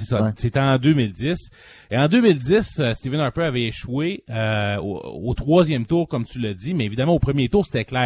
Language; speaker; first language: French; native; French